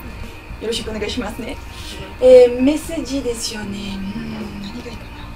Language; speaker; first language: Japanese; non-native, learner; French